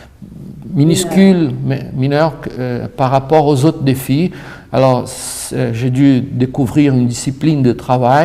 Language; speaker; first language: French; non-native, fluent; Portuguese